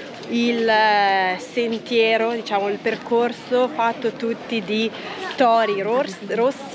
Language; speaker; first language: Italian; native; Italian